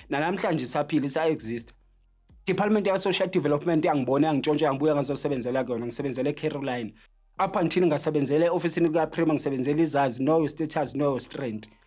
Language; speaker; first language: Zulu; native; Zulu